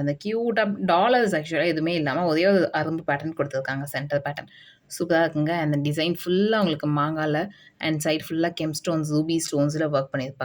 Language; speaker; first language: Tamil; native; Tamil